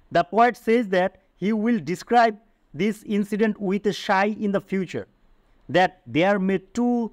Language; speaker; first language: English; non-native, local second language; Bangla